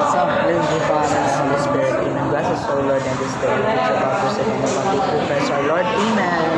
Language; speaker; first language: Filipino; non-native, local second language; Cebuano